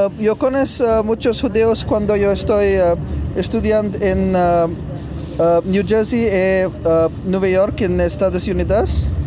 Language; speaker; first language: Spanish; non-native, learner; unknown